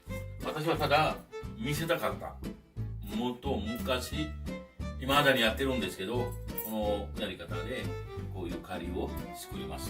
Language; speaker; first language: Japanese; non-native, fluent; Sinhala